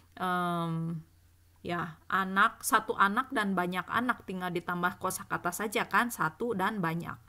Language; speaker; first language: Indonesian; native; Indonesian